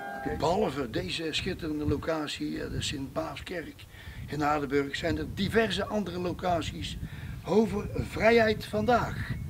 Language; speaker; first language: Dutch; native; Dutch